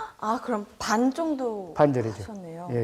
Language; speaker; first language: Korean; non-native, fluent; English